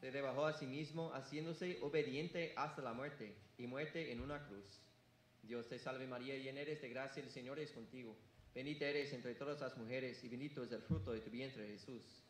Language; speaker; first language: Spanish; non-native, fluent; English